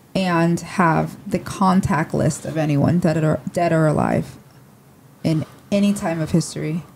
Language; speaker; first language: English; native; English